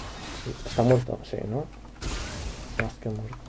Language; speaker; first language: Spanish; native; Spanish